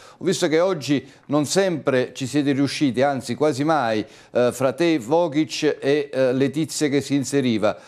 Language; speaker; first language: Italian; native; Italian